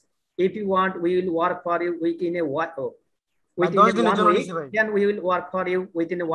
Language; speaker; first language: English; non-native, learner; Bangla